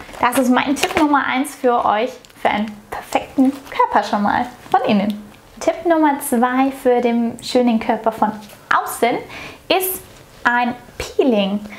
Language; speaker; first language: German; native; German